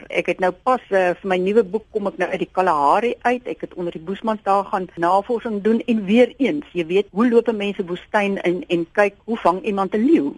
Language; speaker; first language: Afrikaans; native; Afrikaans